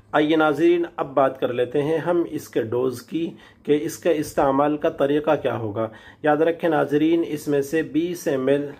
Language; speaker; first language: Urdu; native; Urdu